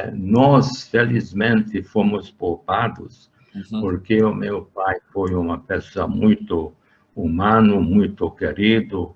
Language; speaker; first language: Portuguese; non-native, fluent; Hungarian